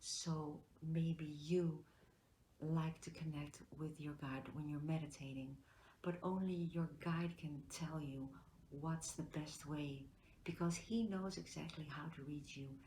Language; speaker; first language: English; non-native, fluent; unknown